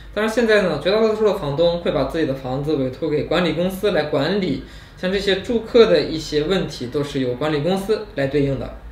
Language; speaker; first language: Chinese; native; Chinese